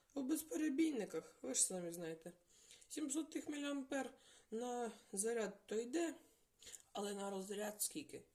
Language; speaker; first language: Ukrainian; non-native, local second language; Russian